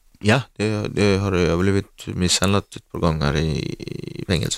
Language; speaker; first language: Swedish; non-native, learner; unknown